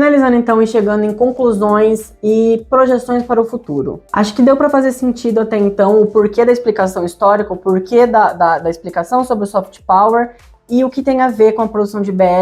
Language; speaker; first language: Portuguese; native; Portuguese